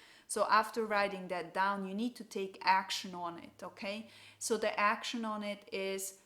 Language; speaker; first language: English; non-native, fluent; German